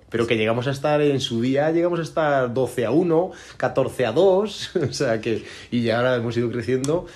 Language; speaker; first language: Spanish; native; Spanish